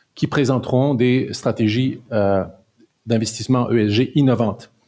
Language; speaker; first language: French; native; French